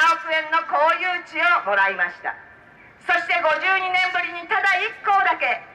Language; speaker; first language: Japanese; native; Japanese